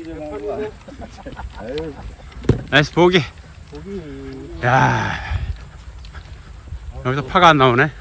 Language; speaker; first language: Korean; native; Korean